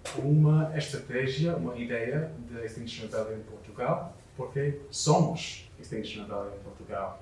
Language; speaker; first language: Portuguese; non-native, learner; English